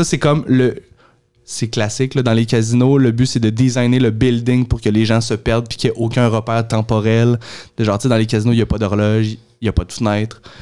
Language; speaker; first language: French; native; French